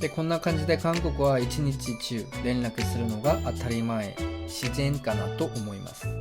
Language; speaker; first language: Japanese; non-native, fluent; Korean